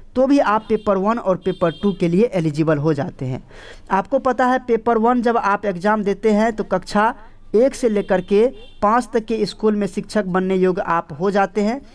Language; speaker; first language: Hindi; native; Hindi